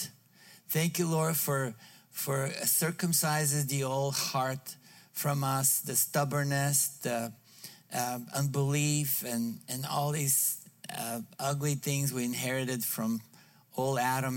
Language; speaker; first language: English; non-native, fluent; Bulgarian